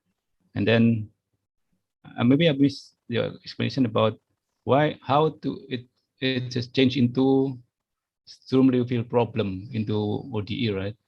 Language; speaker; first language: English; non-native, fluent; Indonesian